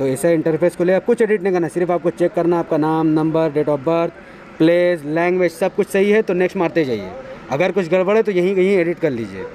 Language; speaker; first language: Hindi; native; Hindi